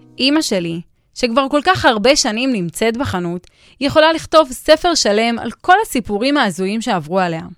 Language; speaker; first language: Hebrew; native; Hebrew